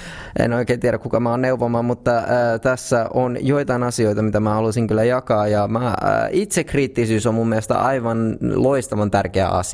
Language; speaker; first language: Finnish; native; Finnish